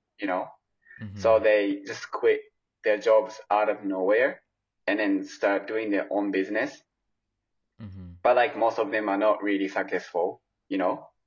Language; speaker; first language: English; non-native, fluent; Japanese